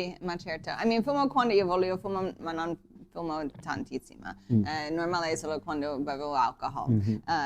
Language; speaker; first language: Italian; non-native, learner; English